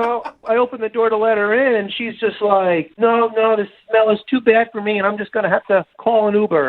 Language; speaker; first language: English; native; English